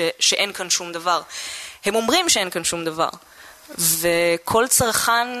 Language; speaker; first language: Hebrew; native; Hebrew